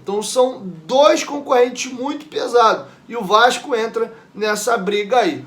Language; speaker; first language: Portuguese; native; Portuguese